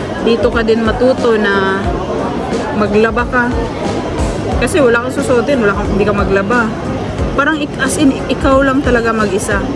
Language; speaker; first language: Filipino; non-native, local second language; Cebuano